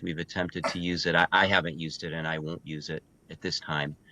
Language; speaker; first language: English; native; English